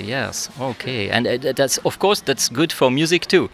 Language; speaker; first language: English; non-native, fluent; French